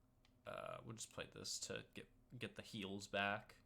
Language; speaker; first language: English; native; English